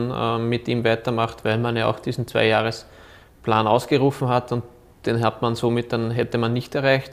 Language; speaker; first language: German; native; German